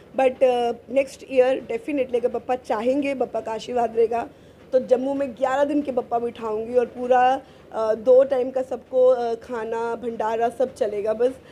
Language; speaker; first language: Hindi; native; Hindi